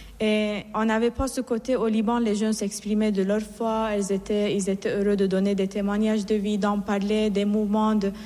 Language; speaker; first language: French; non-native, fluent; Persian